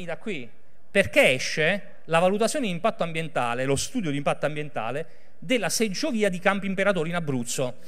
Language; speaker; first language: Italian; native; Italian